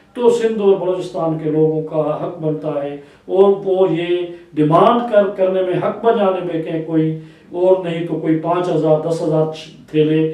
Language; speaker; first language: Urdu; non-native, local second language; Sindhi